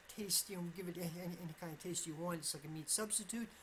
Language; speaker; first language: English; native; English